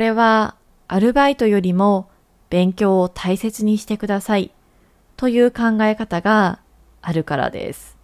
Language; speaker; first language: Japanese; native; Japanese